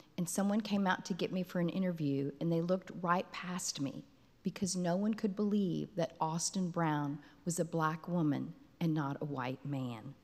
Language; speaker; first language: English; native; English